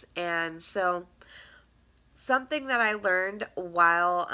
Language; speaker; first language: English; native; English